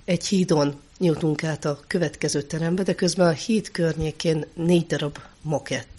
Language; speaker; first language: Hungarian; native; Hungarian